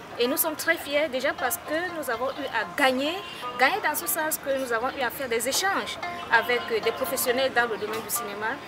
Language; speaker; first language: French; non-native, local second language; Fula